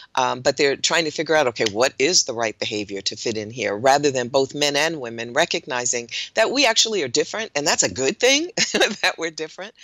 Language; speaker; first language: English; native; English